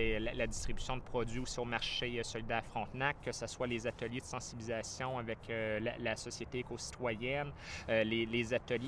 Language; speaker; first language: French; native; French